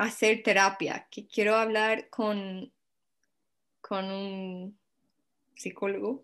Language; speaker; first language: Spanish; non-native, fluent; English